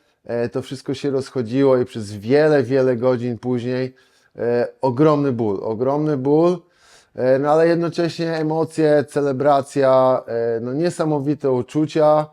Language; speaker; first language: Polish; native; Polish